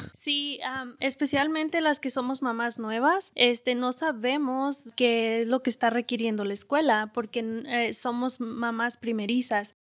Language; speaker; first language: Spanish; native; Spanish